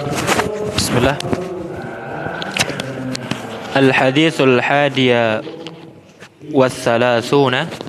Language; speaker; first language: Arabic; non-native, learner; Indonesian